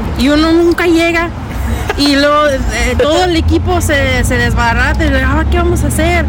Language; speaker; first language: Spanish; early bilingual, heritage; Spanish